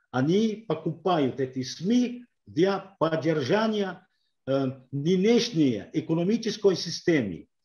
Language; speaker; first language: Russian; non-native, learner; French